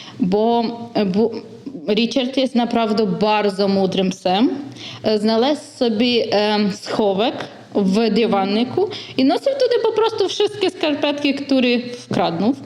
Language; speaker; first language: Polish; non-native, learner; Ukrainian